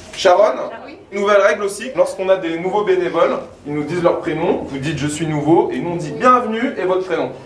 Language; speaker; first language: French; native; French